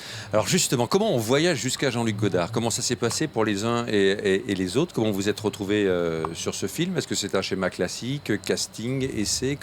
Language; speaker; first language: French; native; French